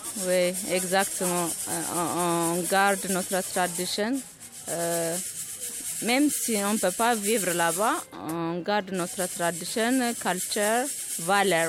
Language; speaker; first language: French; non-native, learner; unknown